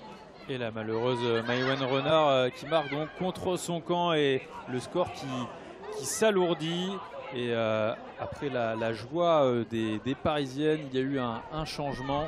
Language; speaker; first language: French; native; French